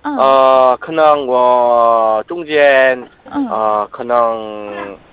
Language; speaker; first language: Chinese; non-native, learner; Korean